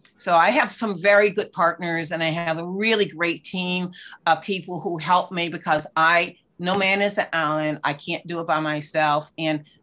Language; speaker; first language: English; native; English